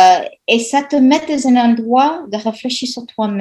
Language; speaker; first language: French; non-native, fluent; English